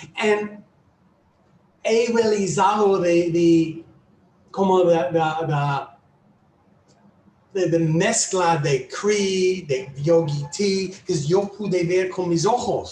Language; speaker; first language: Spanish; non-native, learner; English